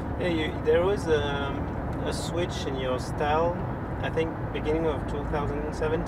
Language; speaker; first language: English; non-native, fluent; French